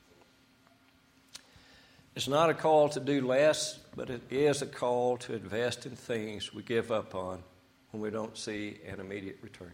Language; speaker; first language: English; native; English